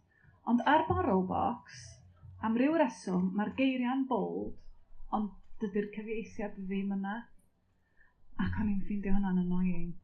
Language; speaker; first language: Welsh; native; Welsh